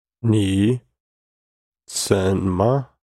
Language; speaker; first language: Chinese; non-native, learner; English